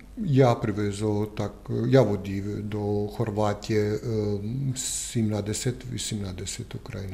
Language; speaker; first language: Ukrainian; non-native, learner; Croatian